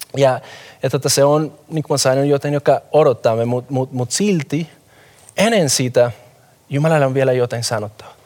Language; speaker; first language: Finnish; non-native, fluent; Spanish